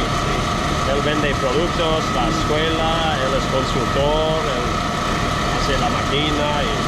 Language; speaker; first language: Spanish; non-native, learner; English